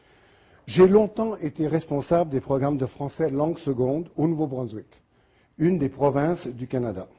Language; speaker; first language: French; native; French